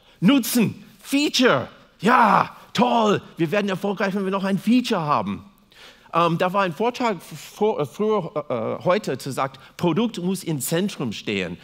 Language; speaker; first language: German; non-native, fluent; English